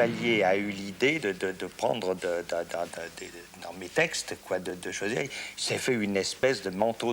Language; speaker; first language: French; native; French